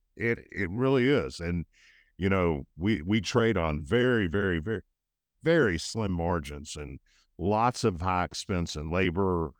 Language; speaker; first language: English; native; English